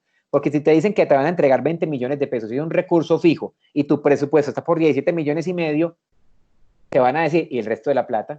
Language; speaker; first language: Spanish; native; Spanish